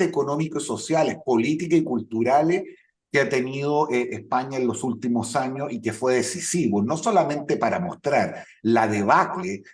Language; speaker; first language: Spanish; native; Spanish